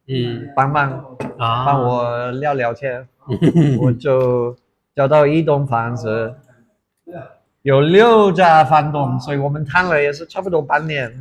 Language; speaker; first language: Chinese; non-native, fluent; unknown